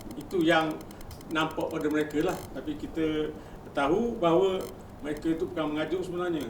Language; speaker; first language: Malay; native; Malay